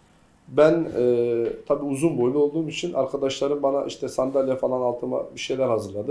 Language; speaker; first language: Turkish; native; Turkish